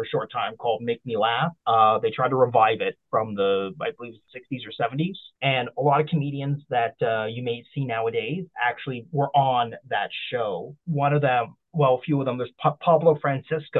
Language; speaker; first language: English; native; English